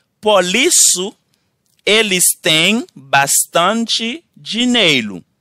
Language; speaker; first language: Portuguese; non-native, learner; Haitian Creole